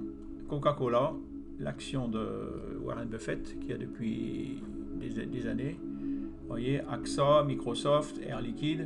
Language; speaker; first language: French; native; French